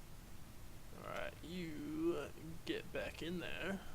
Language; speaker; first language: English; native; English